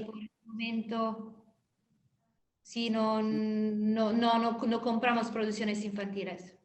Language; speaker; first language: Spanish; non-native, fluent; Italian